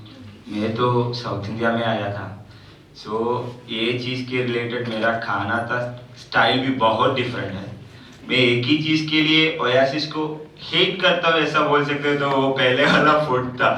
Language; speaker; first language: Hindi; non-native, local second language; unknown